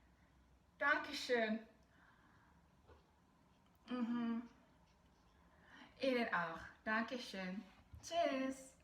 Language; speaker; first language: German; non-native, learner; Korean